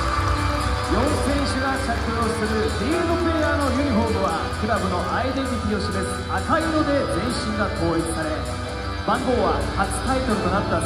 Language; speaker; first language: Japanese; native; Japanese